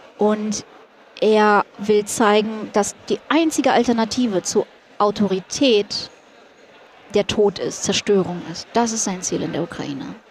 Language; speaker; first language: German; early bilingual, other home language; Russian